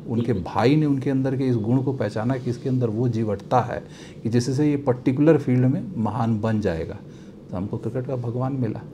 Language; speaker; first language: Hindi; native; Hindi